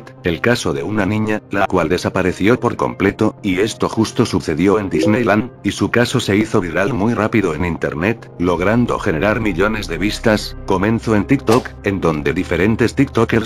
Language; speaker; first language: Spanish; native; Spanish